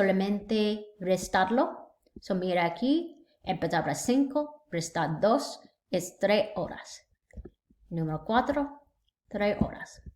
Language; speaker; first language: Spanish; non-native, learner; English